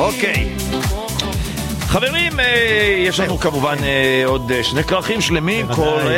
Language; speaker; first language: Hebrew; native; Hebrew